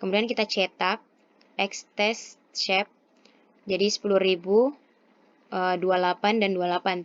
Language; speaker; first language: Indonesian; native; Indonesian